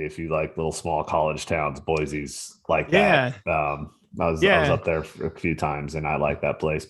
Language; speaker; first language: English; native; English